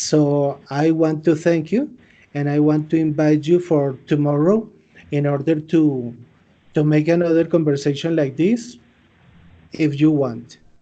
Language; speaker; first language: English; non-native, fluent; Spanish